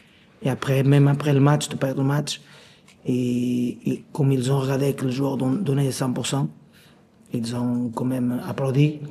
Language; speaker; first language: French; non-native, learner; Portuguese